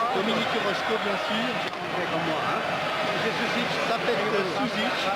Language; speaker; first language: French; native; French